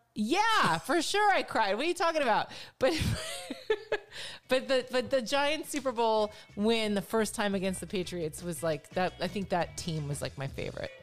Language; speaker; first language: English; native; English